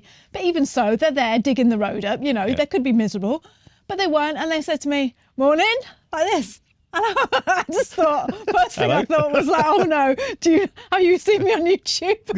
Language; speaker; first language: English; native; English